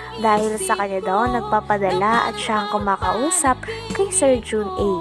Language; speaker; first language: Filipino; native; Filipino